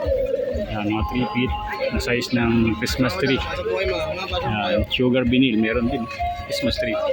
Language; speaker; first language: Filipino; native; Filipino